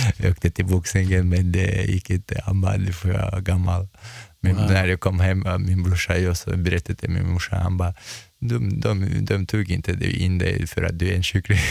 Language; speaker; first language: Swedish; non-native, fluent; Chechen